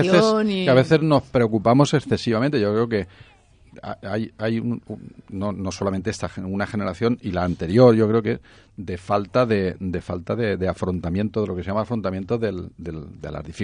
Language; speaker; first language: Spanish; native; Spanish